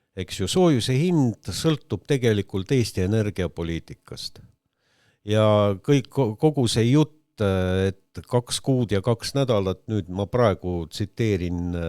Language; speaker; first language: Estonian; non-native, local second language; Russian